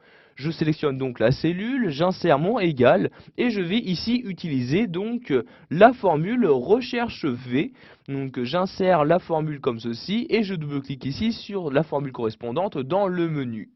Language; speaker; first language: French; native; French